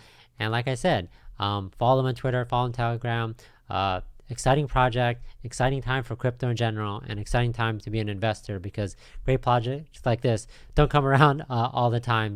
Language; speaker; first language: English; native; English